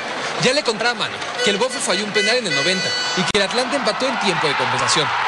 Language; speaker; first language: Spanish; native; Spanish